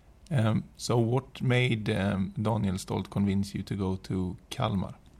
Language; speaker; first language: English; non-native, fluent; Swedish